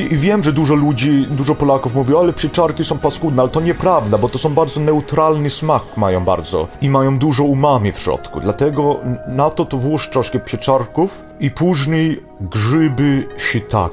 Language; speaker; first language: Polish; early bilingual, heritage; Polish